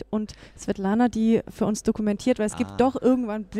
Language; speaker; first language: German; native; German